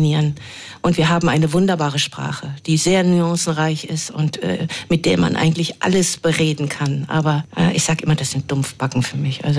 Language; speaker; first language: German; native; German